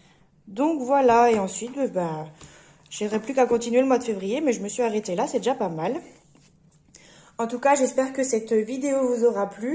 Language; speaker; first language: French; native; French